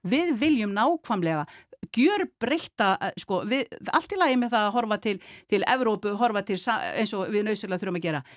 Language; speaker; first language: Icelandic; native; Icelandic